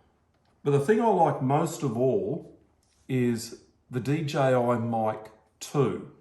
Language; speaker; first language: English; native; English